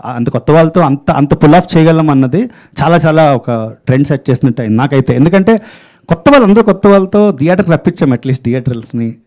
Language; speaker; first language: Telugu; native; Telugu